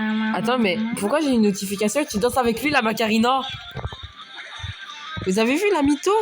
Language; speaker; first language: French; native; French